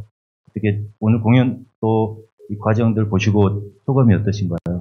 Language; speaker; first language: Korean; native; Korean